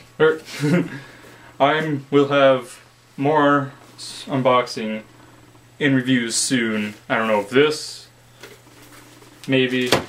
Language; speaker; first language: English; native; English